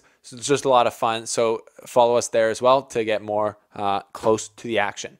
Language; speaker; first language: English; native; English